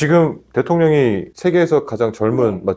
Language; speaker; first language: Korean; native; Korean